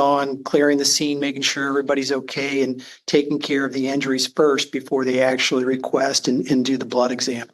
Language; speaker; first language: English; native; English